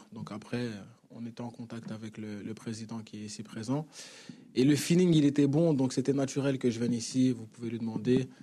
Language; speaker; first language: French; native; French